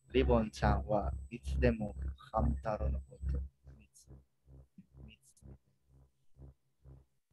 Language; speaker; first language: Japanese; non-native, learner; English